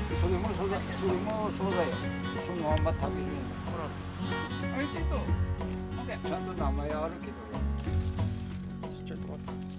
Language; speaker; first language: Japanese; native; Japanese